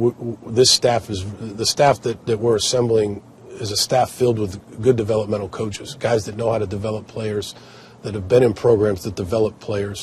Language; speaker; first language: English; native; English